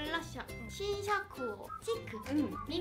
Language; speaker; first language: Japanese; non-native, learner; Korean